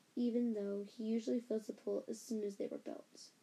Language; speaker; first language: English; native; English